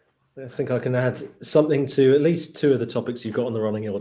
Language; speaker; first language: English; native; English